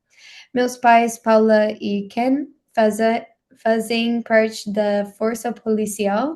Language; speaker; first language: Portuguese; non-native, learner; English